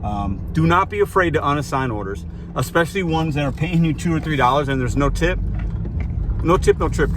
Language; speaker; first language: English; native; English